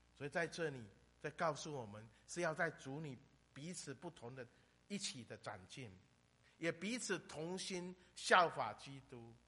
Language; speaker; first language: Chinese; native; Chinese